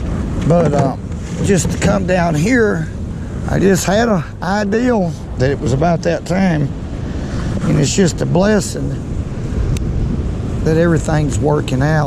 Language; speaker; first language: English; native; English